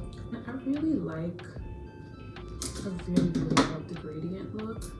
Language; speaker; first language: English; native; English